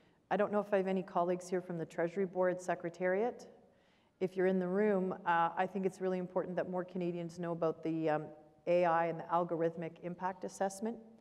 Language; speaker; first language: English; native; English